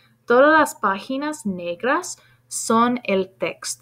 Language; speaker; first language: Spanish; non-native, fluent; English